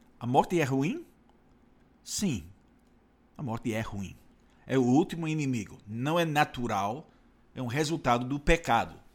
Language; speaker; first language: Portuguese; non-native, fluent; English